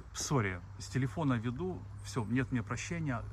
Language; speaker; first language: Russian; non-native, local second language; Belarusian